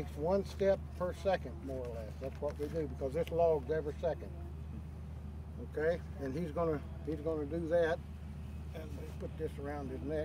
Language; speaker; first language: English; native; English